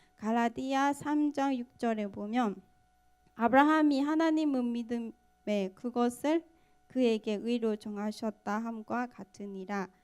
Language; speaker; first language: Korean; non-native, fluent; Burmese